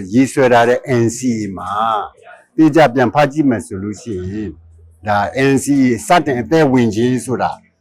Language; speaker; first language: Burmese; non-native, local second language; S'gaw Karen